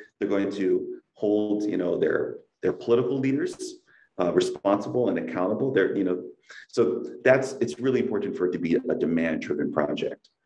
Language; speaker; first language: English; native; English